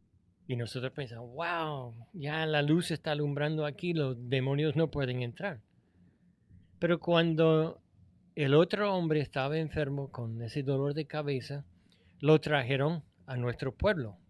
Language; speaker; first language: Spanish; non-native, fluent; English